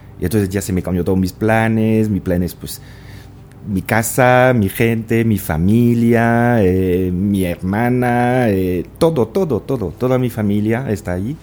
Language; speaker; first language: Spanish; non-native, fluent; French